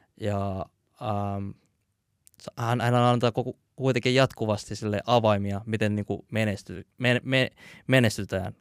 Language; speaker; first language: Finnish; early bilingual, other home language; Vietnamese